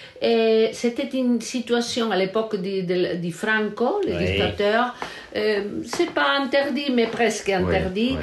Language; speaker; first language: French; non-native, learner; Galician